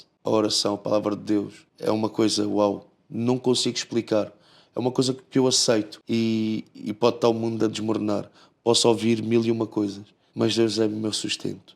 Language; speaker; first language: Portuguese; native; Portuguese